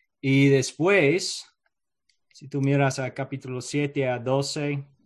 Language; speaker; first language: Spanish; non-native, learner; English